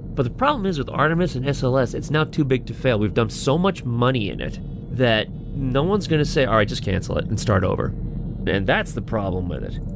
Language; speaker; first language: English; native; English